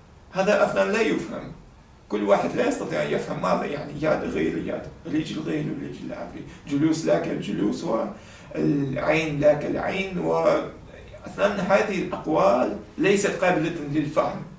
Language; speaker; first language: Arabic; non-native, fluent; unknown